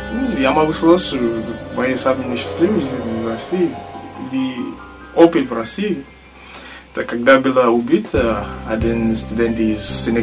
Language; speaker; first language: Russian; non-native, learner; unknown